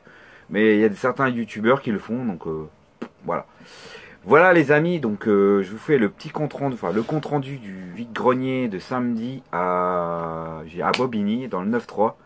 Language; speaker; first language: French; native; French